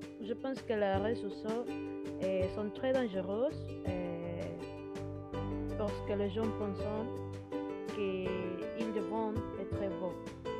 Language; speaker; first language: French; non-native, learner; Spanish